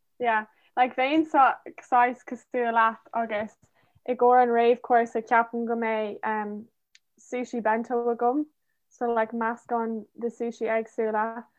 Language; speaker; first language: Irish; non-native, local second language; English